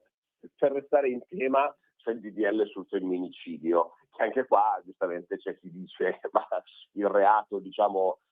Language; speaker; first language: Italian; native; Italian